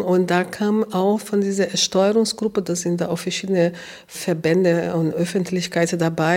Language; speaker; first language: German; non-native, fluent; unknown